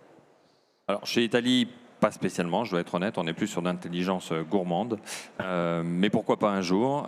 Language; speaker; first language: French; native; French